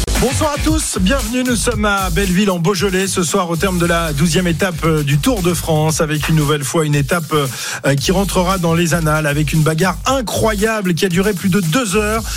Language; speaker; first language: French; native; French